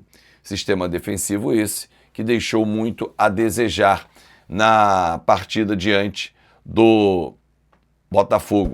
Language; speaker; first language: Portuguese; native; Portuguese